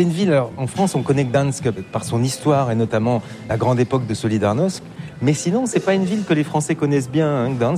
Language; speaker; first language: French; native; French